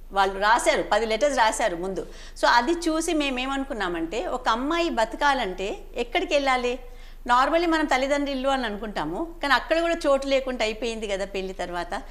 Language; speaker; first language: Telugu; native; Telugu